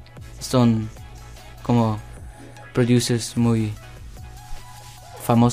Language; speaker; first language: Spanish; early bilingual, heritage; Spanish